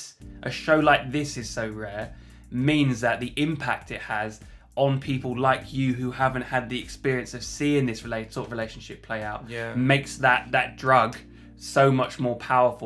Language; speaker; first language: English; native; English